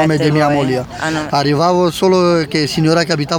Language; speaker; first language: Italian; non-native, learner; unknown